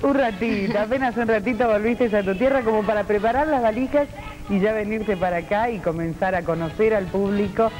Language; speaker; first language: Spanish; native; Spanish